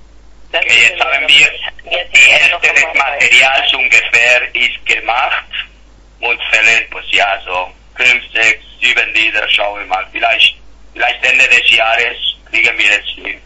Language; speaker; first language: German; non-native, fluent; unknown